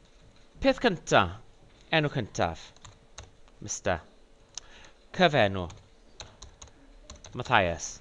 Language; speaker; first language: Welsh; non-native, local second language; English